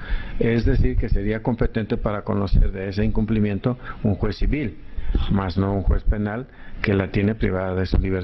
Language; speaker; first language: Spanish; native; Spanish